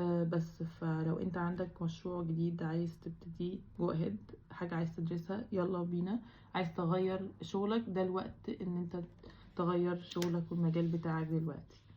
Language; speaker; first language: Arabic; native; Arabic